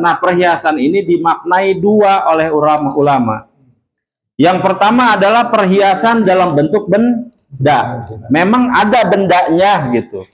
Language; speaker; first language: Indonesian; non-native, local second language; Sundanese